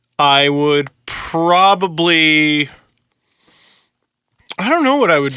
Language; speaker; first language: English; native; English